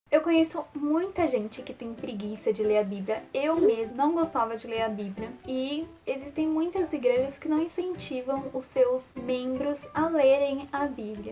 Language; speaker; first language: Portuguese; native; Portuguese